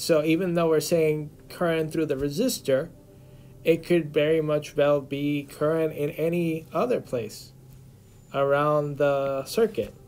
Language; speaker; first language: English; native; English